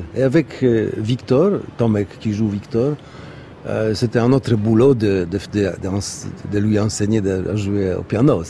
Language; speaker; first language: French; non-native, fluent; Polish